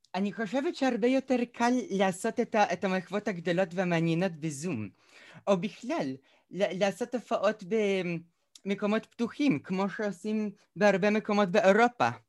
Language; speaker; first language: Hebrew; early bilingual, other home language; Russian